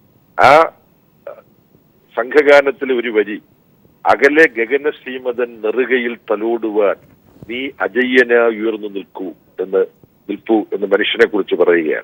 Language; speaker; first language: Malayalam; native; Malayalam